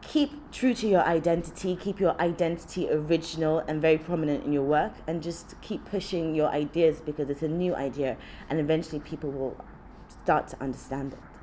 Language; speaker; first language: English; early bilingual, other home language; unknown